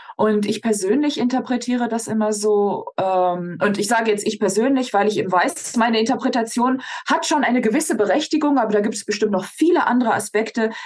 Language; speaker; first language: German; native; German